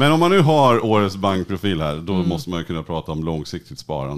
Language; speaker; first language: Swedish; native; Swedish